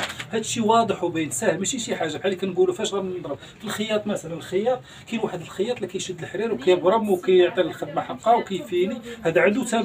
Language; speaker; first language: Arabic; native; Arabic